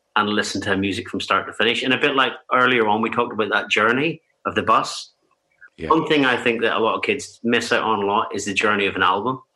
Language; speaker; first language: English; native; English